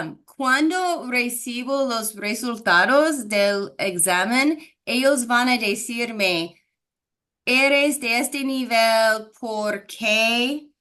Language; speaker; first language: Spanish; non-native, fluent; English